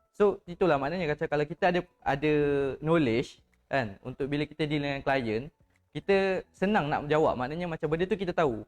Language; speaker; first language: Malay; native; Malay